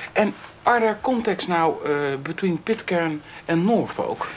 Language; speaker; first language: English; non-native, learner; Dutch